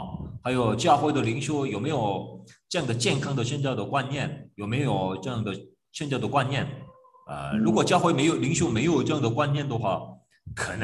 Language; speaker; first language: Chinese; non-native, fluent; Korean